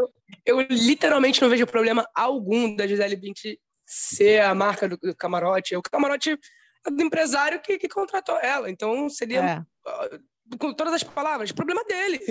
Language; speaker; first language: Portuguese; native; Portuguese